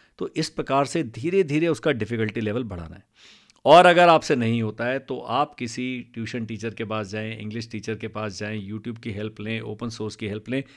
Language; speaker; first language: Hindi; non-native, local second language; Punjabi